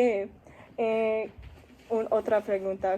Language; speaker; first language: Spanish; non-native, learner; English